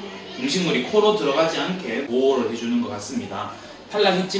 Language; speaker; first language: Korean; native; Korean